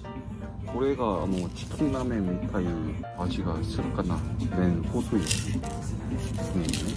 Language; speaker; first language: Japanese; non-native, fluent; Korean